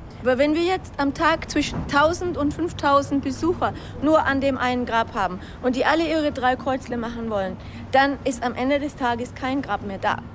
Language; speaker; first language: German; native; German